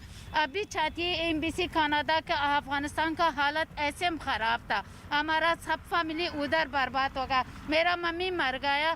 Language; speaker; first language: Hindi; non-native, learner; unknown